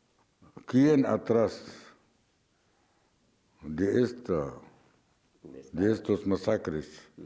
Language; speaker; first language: Spanish; non-native, fluent; Arabic